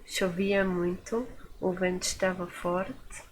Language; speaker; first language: Portuguese; non-native, fluent; English